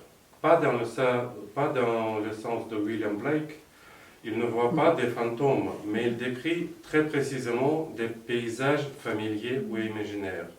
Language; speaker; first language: French; non-native, fluent; Russian